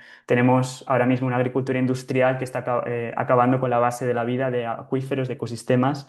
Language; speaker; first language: Spanish; native; Spanish